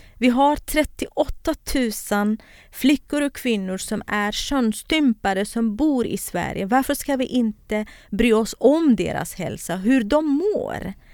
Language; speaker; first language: Swedish; non-native, fluent; Kurdish